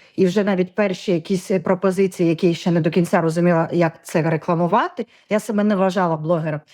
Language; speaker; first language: Ukrainian; non-native, local second language; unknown